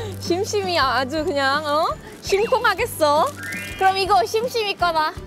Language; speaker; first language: Korean; non-native, fluent; Indonesian